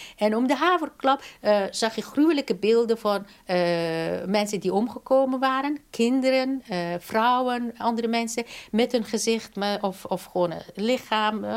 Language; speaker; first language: Dutch; non-native, fluent; Persian